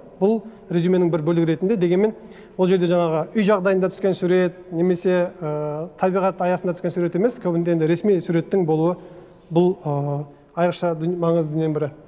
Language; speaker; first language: Kazakh; native; Kazakh